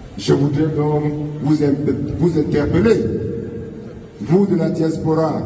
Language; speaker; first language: French; non-native, local second language; Ghomala